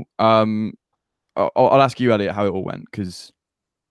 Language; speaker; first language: English; native; English